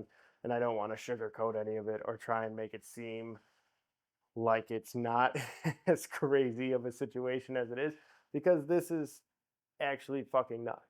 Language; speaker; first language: English; native; English